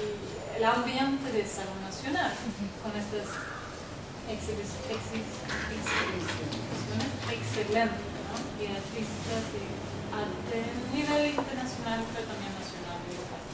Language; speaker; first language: Spanish; non-native, learner; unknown